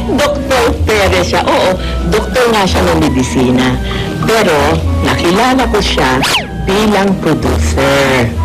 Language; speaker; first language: Filipino; non-native, local second language; Hiligaynon